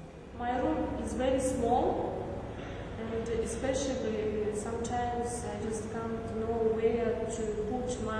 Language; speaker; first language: English; non-native, learner; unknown